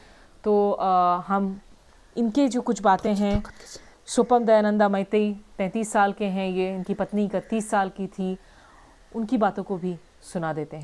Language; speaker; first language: Hindi; native; Hindi